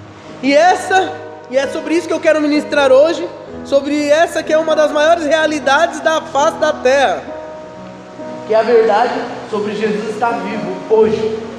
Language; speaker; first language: Portuguese; native; Portuguese